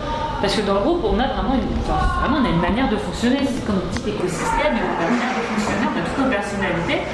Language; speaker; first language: French; native; French